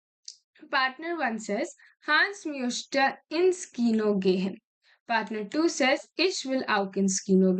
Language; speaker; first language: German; non-native, learner; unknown